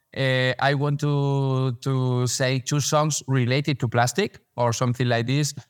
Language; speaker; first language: English; non-native, learner; Spanish